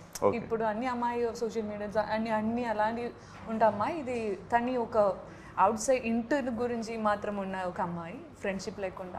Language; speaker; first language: Telugu; non-native, learner; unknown